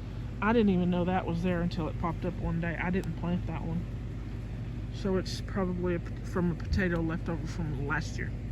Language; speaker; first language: English; native; English